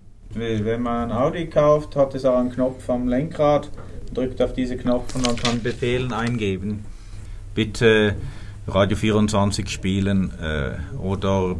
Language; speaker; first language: German; non-native, fluent; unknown